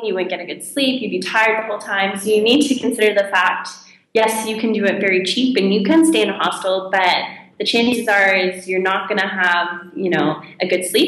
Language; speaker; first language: English; native; English